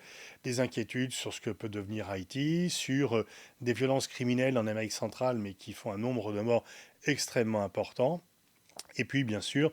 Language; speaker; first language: French; native; French